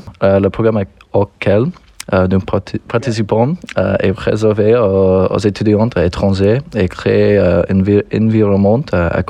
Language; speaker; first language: French; non-native, fluent; English